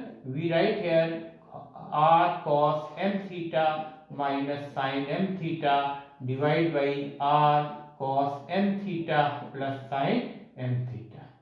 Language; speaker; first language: English; non-native, local second language; Hindi